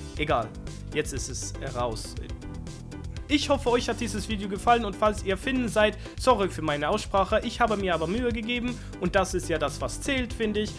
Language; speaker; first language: German; non-native, fluent; Swedish